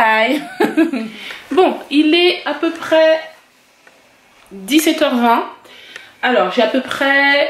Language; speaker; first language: French; native; French